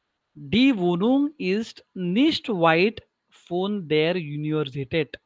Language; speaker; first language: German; non-native, learner; Marathi